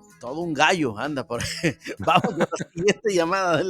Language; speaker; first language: Spanish; native; Spanish